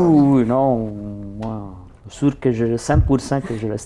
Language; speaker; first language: French; non-native, learner; Italian